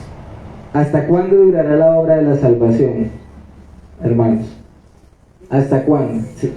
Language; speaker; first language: Spanish; native; Spanish